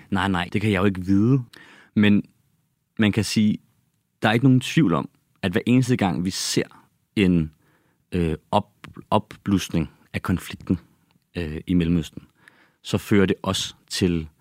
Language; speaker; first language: Danish; native; Danish